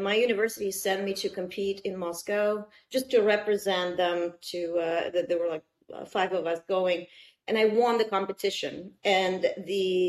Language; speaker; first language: English; non-native, fluent; Russian